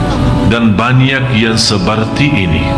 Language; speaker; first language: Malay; non-native, fluent; Arabic